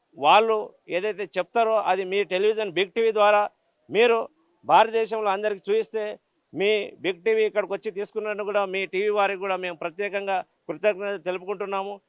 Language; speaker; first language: Telugu; non-native, local second language; Lambadi